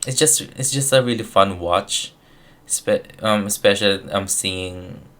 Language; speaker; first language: English; non-native, local second language; Filipino